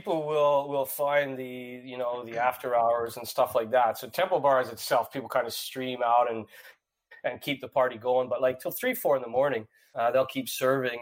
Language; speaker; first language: English; native; English